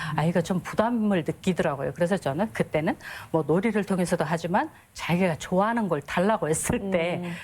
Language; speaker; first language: Korean; non-native, fluent; Kyrgyz